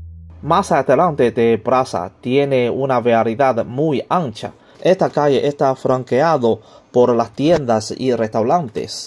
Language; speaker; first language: Spanish; non-native, learner; Chinese